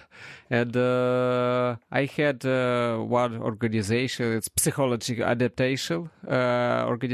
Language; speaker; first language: English; non-native, learner; Ukrainian